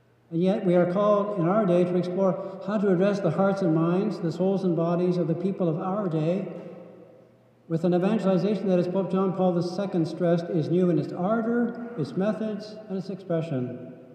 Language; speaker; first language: English; native; English